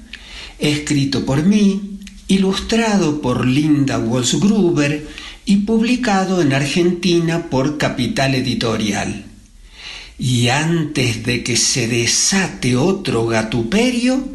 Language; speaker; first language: Spanish; native; Spanish